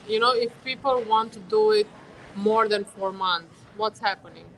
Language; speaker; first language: English; non-native, fluent; Romanian